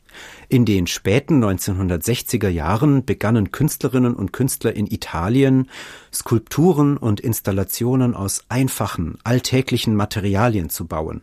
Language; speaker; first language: German; native; German